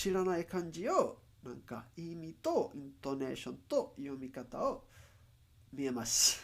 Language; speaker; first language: Japanese; non-native, learner; Spanish